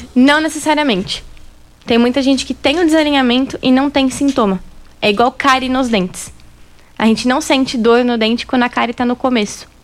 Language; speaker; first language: Portuguese; native; Portuguese